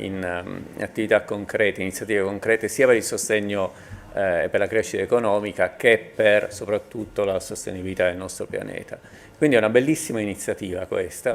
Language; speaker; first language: Italian; native; Italian